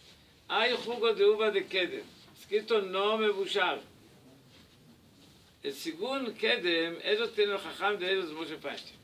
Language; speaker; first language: Spanish; non-native, learner; Hebrew